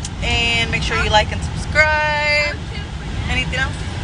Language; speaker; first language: English; early bilingual, other home language; Spanish